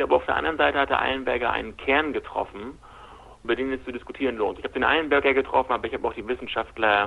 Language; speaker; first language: German; native; German